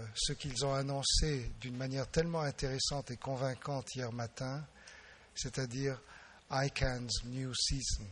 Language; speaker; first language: French; native; French